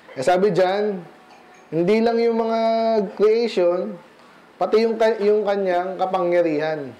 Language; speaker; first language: Filipino; native; Filipino